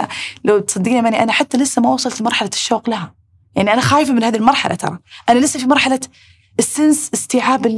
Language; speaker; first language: Arabic; native; Arabic